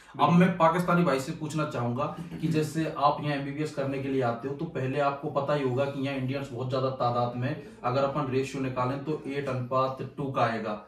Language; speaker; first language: Hindi; native; Hindi